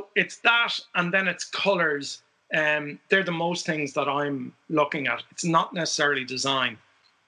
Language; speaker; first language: English; native; English